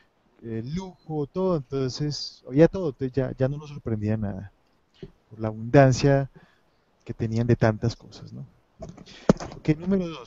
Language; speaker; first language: Spanish; native; Spanish